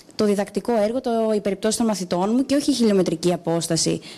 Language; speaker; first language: Greek; native; Greek